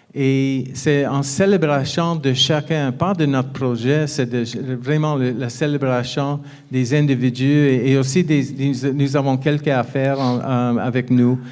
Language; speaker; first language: French; non-native, fluent; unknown